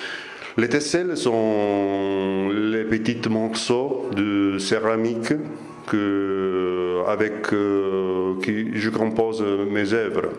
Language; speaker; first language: French; non-native, fluent; Italian